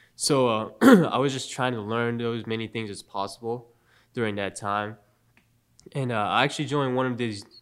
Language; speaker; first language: English; non-native, fluent; Japanese